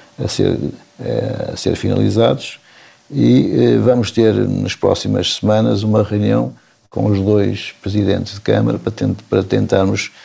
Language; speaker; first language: Portuguese; native; Portuguese